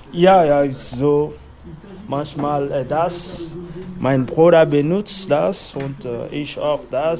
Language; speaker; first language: German; non-native, learner; French